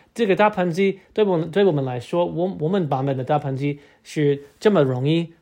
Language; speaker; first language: Chinese; non-native, learner; English